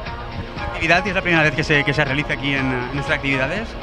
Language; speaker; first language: Spanish; native; Spanish